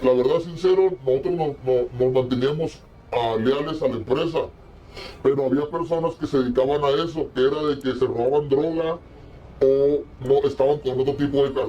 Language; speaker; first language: Spanish; native; Spanish